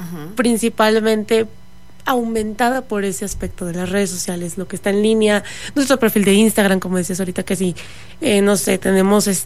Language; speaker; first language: Spanish; native; Spanish